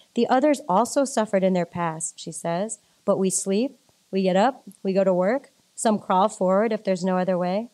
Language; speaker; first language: English; native; English